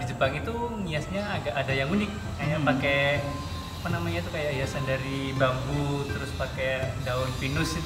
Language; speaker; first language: Indonesian; native; Indonesian